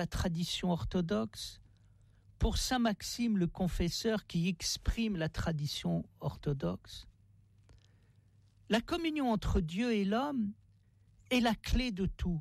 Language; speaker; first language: French; native; French